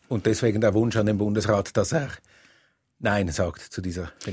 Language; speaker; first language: German; native; German